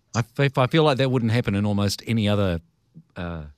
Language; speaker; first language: English; native; English